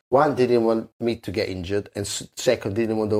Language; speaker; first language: English; non-native, fluent; Italian